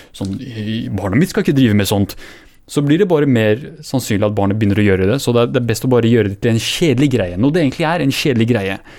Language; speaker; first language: Norwegian; early bilingual, other home language; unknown